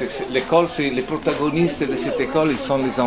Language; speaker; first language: French; non-native, fluent; Italian